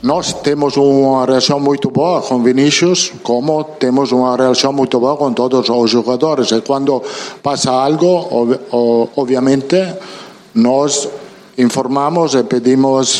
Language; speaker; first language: Portuguese; non-native, learner; Italian